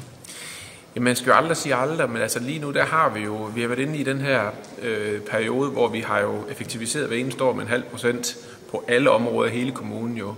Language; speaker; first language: Danish; native; Danish